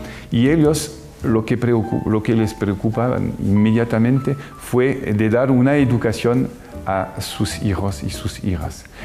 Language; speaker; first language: Spanish; non-native, fluent; French